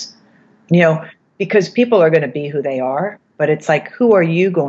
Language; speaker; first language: English; native; English